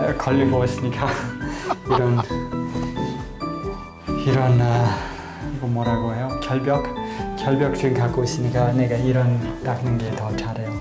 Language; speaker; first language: Korean; non-native, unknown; English